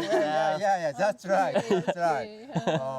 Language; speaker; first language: English; non-native, learner; Japanese